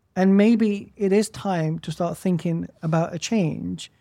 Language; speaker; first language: English; native; English